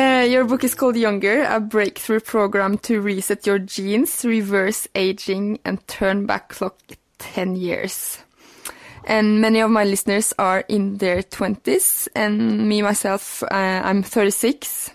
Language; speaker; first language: English; non-native, fluent; Norwegian